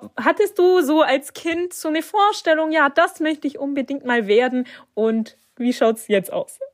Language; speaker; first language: German; early bilingual, other home language; Turkish